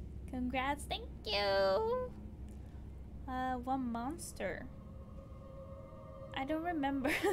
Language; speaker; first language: English; non-native, fluent; Portuguese